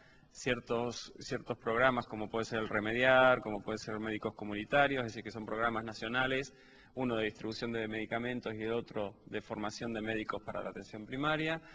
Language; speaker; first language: Spanish; native; Spanish